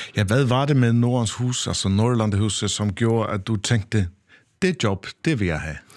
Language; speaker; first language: Danish; non-native, local second language; Faroese